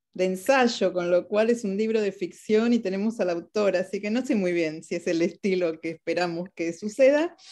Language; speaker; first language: Spanish; native; Spanish